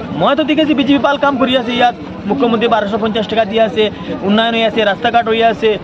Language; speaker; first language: Assamese; non-native, local second language; Bangla